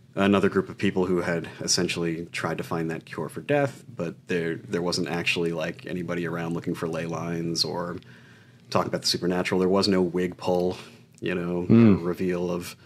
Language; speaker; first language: English; native; English